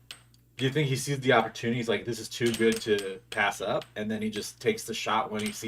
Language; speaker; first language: English; native; English